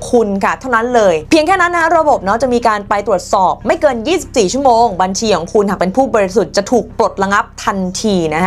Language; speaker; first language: Thai; native; Thai